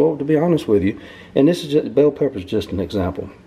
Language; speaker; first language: English; native; English